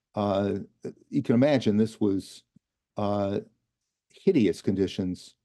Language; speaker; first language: English; native; English